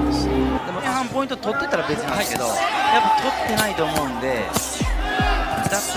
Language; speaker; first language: Japanese; native; Japanese